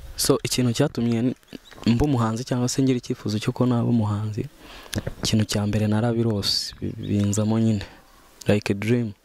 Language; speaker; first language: Kinyarwanda; early bilingual, heritage; Kinyarwanda